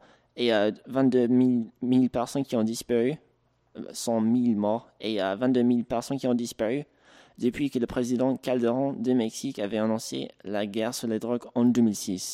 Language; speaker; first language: French; native; French